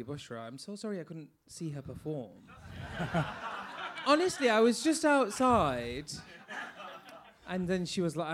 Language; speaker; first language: English; native; English